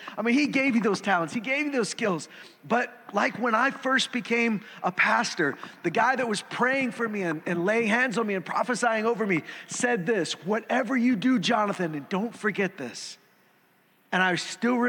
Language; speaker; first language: English; native; English